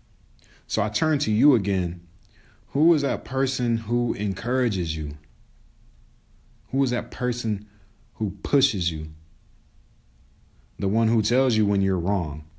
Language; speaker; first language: English; native; English